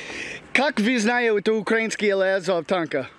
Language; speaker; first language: Russian; non-native, learner; English